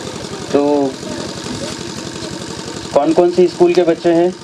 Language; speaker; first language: Hindi; native; Hindi